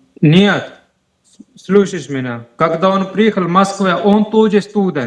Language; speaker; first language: Russian; non-native, learner; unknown